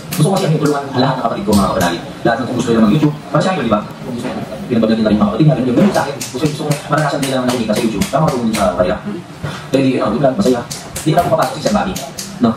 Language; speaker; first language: Filipino; native; Filipino